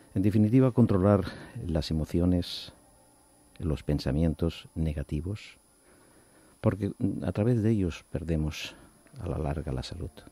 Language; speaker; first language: Spanish; non-native, local second language; Catalan